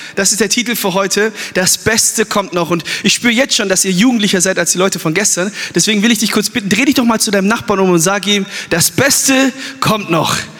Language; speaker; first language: German; early bilingual, other home language; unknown